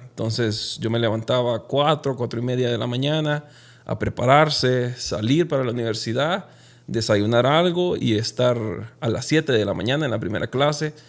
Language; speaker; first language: Spanish; native; Spanish